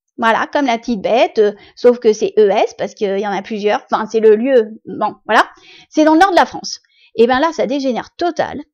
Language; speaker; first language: French; native; French